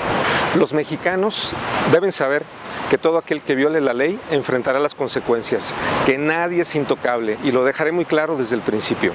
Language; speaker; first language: Spanish; native; Spanish